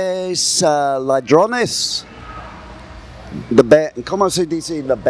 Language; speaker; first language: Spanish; non-native, learner; English